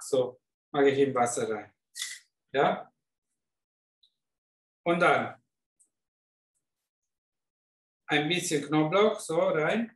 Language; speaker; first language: German; non-native, fluent; Italian